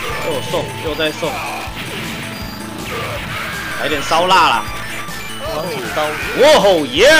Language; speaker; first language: Chinese; native; Chinese